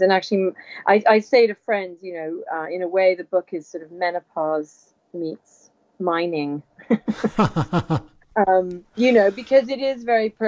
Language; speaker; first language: English; native; English